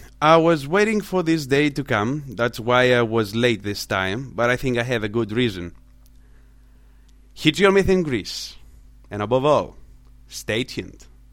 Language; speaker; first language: English; non-native, fluent; Greek